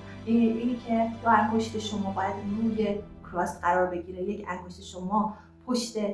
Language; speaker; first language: Persian; native; Persian